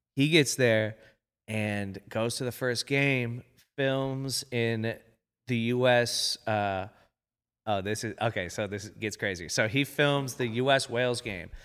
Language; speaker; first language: English; native; English